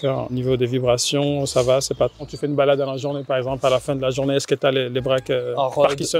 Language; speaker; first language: French; native; French